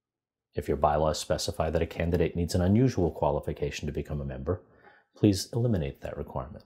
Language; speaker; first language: English; native; English